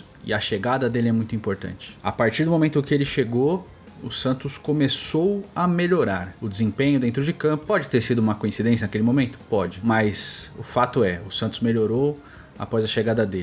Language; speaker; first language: Portuguese; native; Portuguese